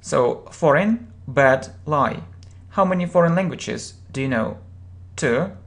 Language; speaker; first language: English; non-native, fluent; Russian